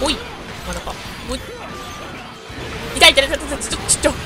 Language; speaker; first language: Japanese; native; Japanese